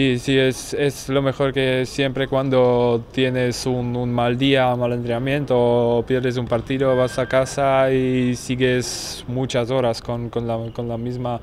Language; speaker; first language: Spanish; non-native, fluent; Czech